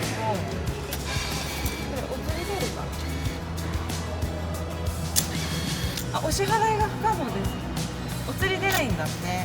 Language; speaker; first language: Japanese; native; Japanese